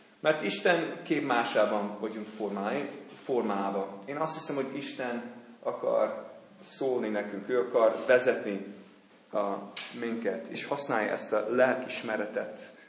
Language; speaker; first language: Hungarian; non-native, fluent; English